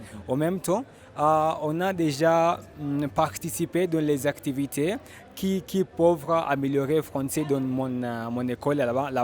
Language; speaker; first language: French; non-native, learner; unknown